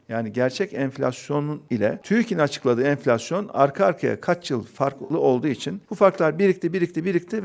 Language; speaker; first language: Turkish; native; Turkish